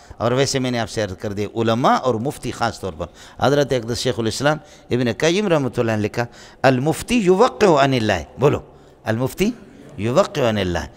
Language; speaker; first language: Urdu; non-native, local second language; Brahui